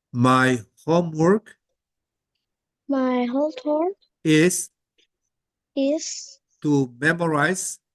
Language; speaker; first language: English; non-native, fluent; Indonesian